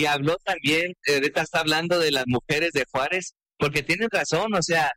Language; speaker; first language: Spanish; native; Spanish